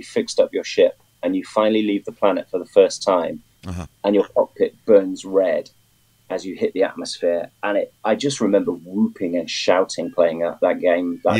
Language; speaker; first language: English; native; English